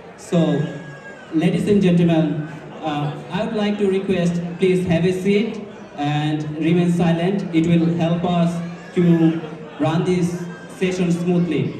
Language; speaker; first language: English; non-native, local second language; Bangla